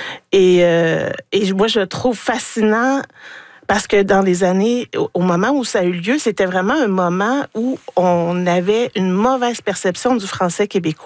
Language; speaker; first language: French; native; French